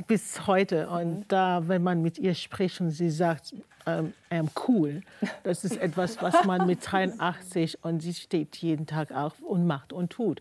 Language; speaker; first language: German; non-native, fluent; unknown